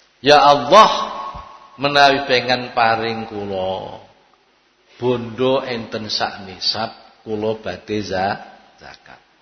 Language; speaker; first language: Indonesian; non-native, local second language; Javanese